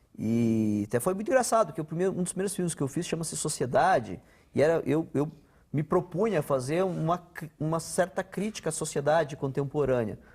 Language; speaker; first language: Portuguese; non-native, local second language; Ukrainian